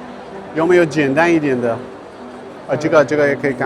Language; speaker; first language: Chinese; non-native, learner; Persian